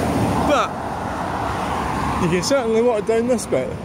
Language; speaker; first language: English; native; English